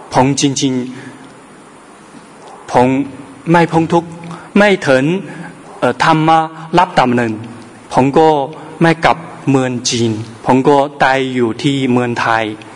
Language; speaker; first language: Thai; non-native, learner; Chinese